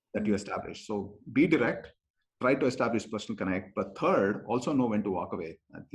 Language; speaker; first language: English; non-native, local second language; Kannada